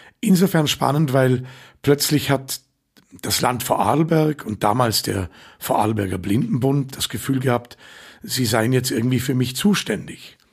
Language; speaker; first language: German; native; German